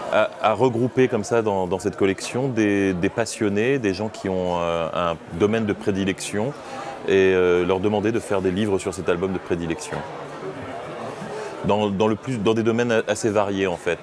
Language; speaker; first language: French; native; French